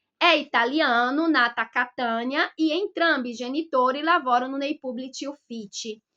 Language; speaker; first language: Italian; non-native, fluent; Portuguese